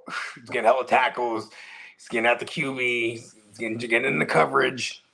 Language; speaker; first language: English; native; English